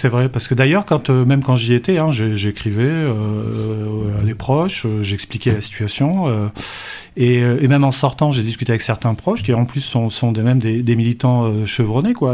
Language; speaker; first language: French; native; French